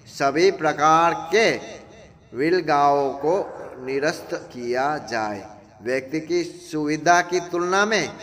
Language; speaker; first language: Hindi; non-native, local second language; Gujarati